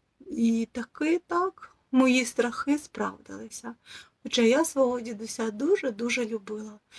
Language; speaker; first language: Ukrainian; native; Ukrainian